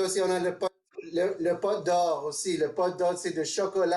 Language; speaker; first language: French; non-native, local second language; English